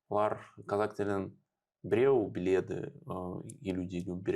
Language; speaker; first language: Kazakh; non-native, learner; Russian